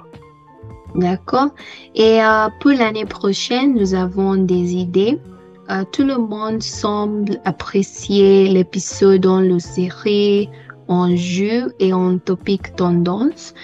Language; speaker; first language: French; non-native, learner; English